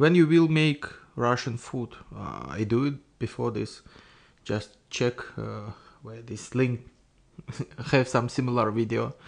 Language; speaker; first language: English; non-native, learner; Russian